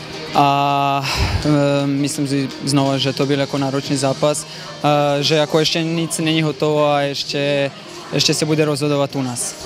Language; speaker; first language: Czech; non-native, fluent; Serbian